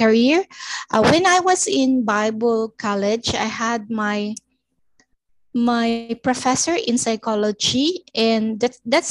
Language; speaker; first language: English; non-native, local second language; Filipino